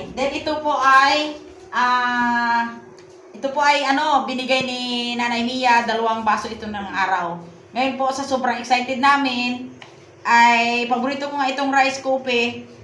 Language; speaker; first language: Filipino; native; Filipino